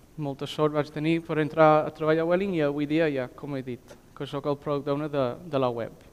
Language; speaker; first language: Catalan; non-native, fluent; English